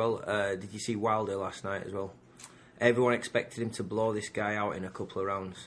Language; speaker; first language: English; native; English